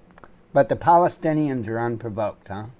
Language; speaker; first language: English; native; English